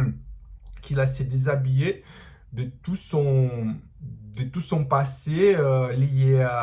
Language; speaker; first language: French; non-native, learner; Portuguese